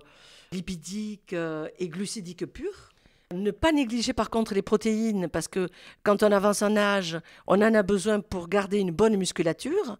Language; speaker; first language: French; native; French